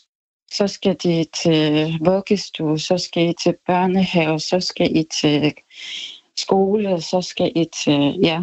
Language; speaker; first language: Danish; non-native, local second language; Kalaallisut